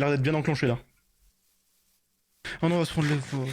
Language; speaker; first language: French; native; French